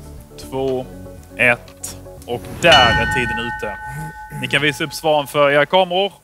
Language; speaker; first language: Swedish; native; Swedish